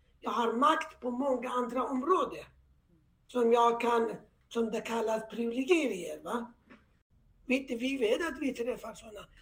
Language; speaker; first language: Swedish; non-native, fluent; Persian